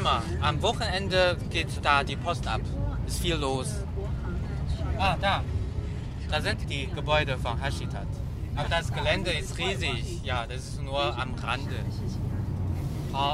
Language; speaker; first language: German; non-native, fluent; Chinese